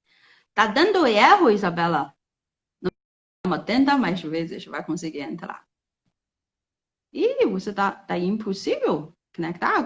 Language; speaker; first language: Portuguese; non-native, fluent; Chinese